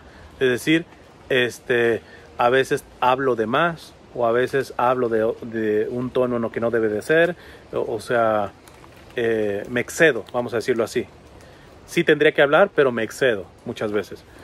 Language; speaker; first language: Spanish; native; Spanish